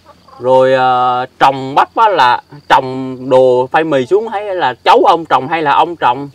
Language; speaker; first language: Vietnamese; native; Vietnamese